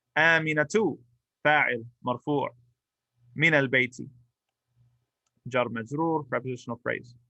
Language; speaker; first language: Arabic; non-native, fluent; English